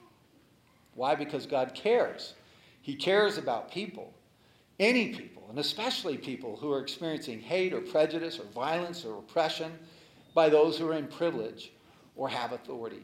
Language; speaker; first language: English; native; English